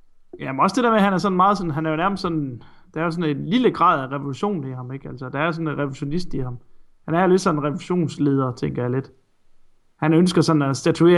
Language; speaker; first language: Danish; native; Danish